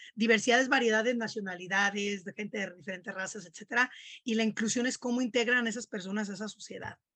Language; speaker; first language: Spanish; native; Spanish